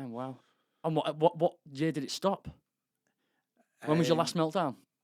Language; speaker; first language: English; native; English